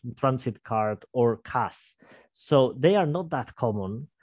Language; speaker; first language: English; non-native, fluent; Spanish